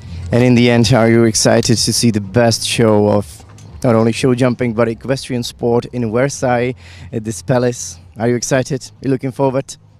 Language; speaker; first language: English; non-native, fluent; Czech